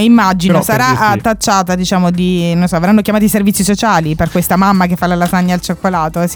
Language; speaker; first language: Italian; native; Italian